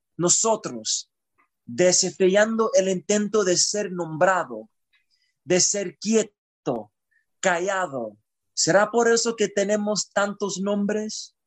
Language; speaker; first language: Spanish; early bilingual, heritage; Spanish